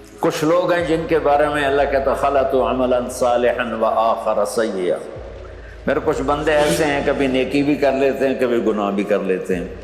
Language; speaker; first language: Urdu; non-native, local second language; Punjabi